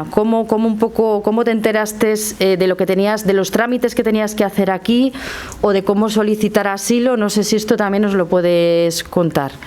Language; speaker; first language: Spanish; native; Spanish